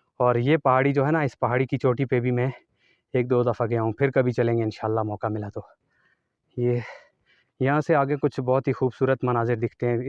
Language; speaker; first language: Urdu; non-native, local second language; Northern Hindko